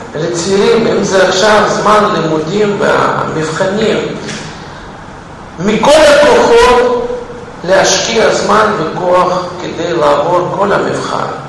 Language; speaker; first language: Hebrew; non-native, fluent; Russian